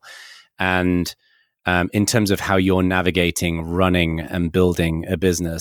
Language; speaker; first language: English; native; English